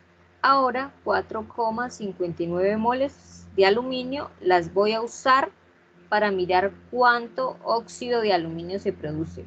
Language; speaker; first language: Spanish; native; Spanish